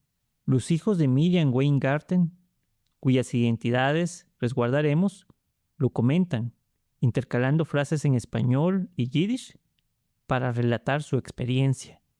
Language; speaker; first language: Spanish; native; Spanish